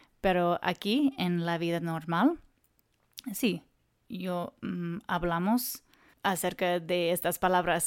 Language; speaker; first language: Spanish; non-native, learner; English